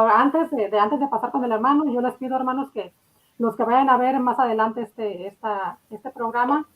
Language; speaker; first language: Spanish; native; Spanish